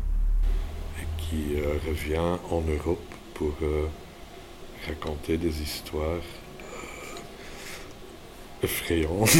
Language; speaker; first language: French; non-native, local second language; Dutch